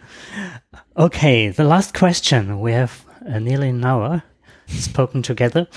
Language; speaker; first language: English; non-native, learner; German